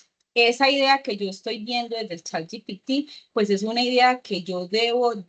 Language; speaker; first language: Spanish; native; Spanish